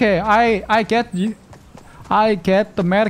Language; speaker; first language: English; non-native, learner; Korean